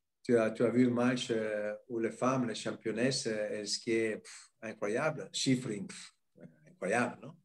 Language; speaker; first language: French; non-native, fluent; Italian